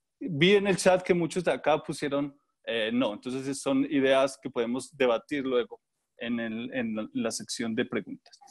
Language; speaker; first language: Spanish; native; Spanish